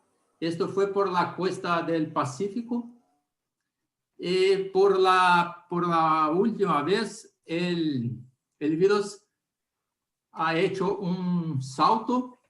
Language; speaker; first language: Spanish; non-native, learner; Portuguese